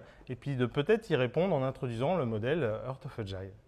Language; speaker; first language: French; native; French